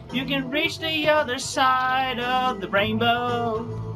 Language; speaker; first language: English; native; English